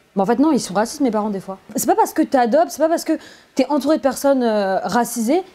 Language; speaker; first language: French; native; French